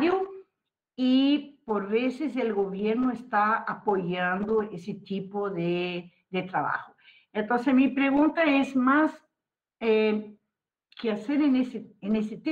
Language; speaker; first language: Spanish; non-native, fluent; Portuguese